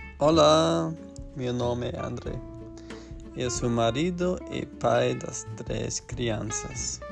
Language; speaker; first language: Portuguese; non-native, learner; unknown